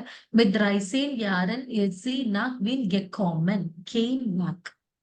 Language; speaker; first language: German; non-native, fluent; Malayalam